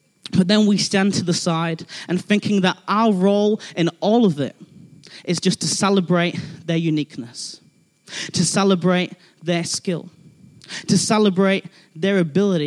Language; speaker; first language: English; native; English